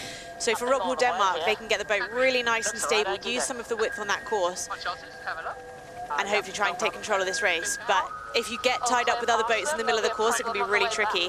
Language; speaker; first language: English; native; English